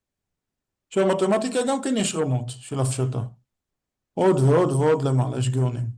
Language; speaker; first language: Hebrew; native; Hebrew